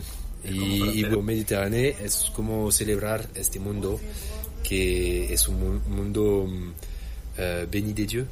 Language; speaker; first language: Spanish; non-native, learner; French